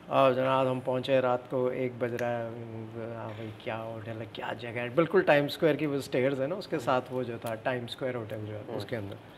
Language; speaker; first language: Urdu; native; Urdu